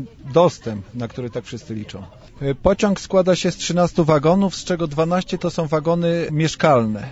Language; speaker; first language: Polish; native; Polish